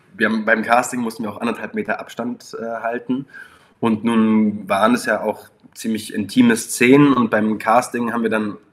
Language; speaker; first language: German; native; German